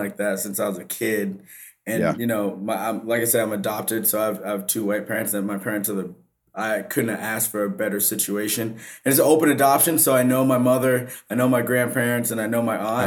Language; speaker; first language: English; native; English